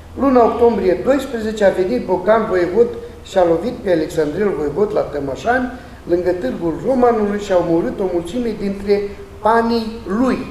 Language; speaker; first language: Romanian; native; Romanian